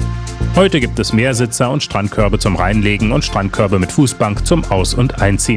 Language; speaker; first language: German; native; German